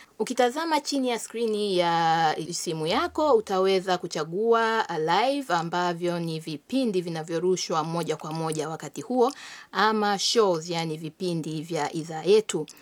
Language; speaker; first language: Swahili; native; Swahili